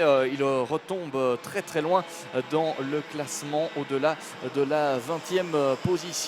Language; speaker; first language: French; native; French